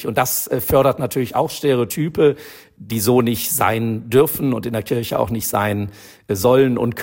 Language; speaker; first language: German; native; German